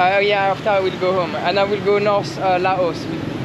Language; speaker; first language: English; non-native, learner; French